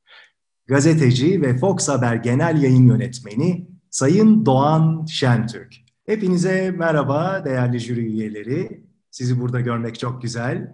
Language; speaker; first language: Turkish; native; Turkish